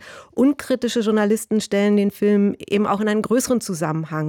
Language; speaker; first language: German; native; German